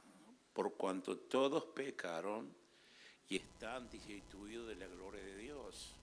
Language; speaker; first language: Spanish; native; Spanish